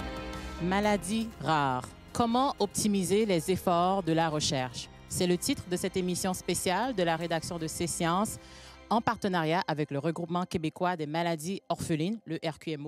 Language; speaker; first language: French; native; French